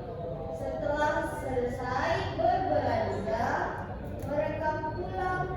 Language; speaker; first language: Indonesian; non-native, learner; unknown